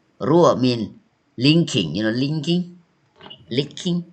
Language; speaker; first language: English; non-native, learner; Thai